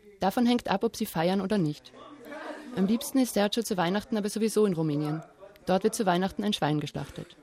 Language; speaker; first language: German; native; German